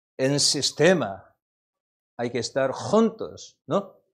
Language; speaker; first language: Spanish; non-native, learner; Korean